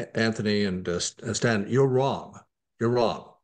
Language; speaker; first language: English; native; English